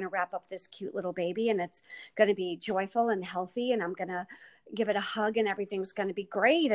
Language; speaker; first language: English; native; English